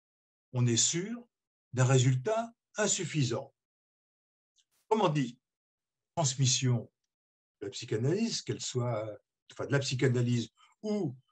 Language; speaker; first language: French; native; French